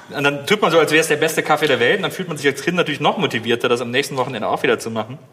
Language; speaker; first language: German; native; German